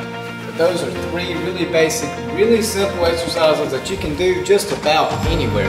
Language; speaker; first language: English; native; English